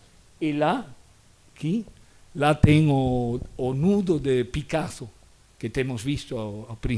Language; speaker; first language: Portuguese; non-native, fluent; Spanish